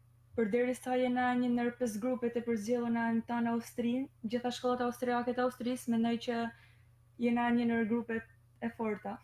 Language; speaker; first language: Albanian; native; Albanian